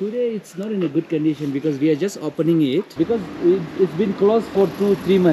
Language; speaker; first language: English; non-native, local second language; Hindi